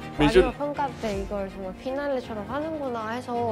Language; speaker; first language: Korean; native; Korean